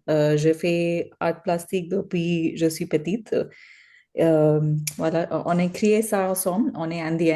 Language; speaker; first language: French; non-native, learner; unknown